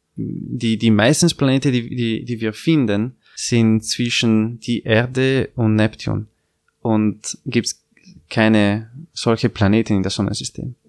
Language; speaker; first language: German; non-native, fluent; Italian